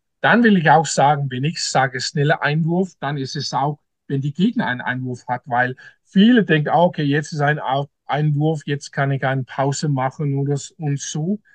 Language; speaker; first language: German; non-native, learner; Danish